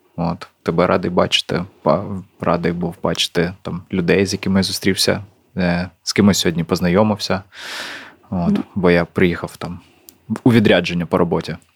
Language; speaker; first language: Ukrainian; non-native, local second language; Russian